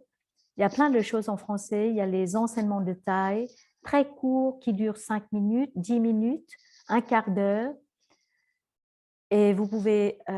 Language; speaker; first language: French; non-native, fluent; Vietnamese